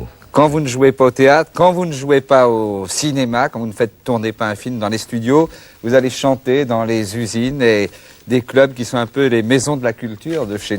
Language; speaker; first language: French; native; French